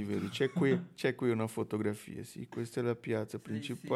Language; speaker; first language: Italian; non-native, fluent; Portuguese